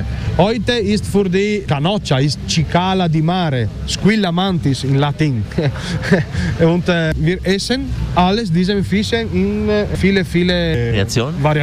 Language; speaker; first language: German; non-native, learner; Italian